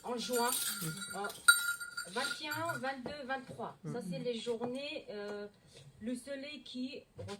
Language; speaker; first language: French; non-native, learner; Mongolian